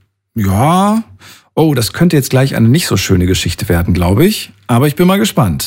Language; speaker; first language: German; native; German